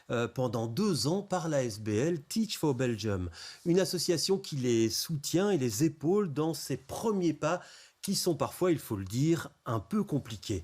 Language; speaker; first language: French; native; French